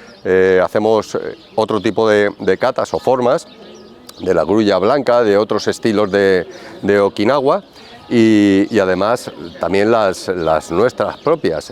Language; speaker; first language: Spanish; native; Spanish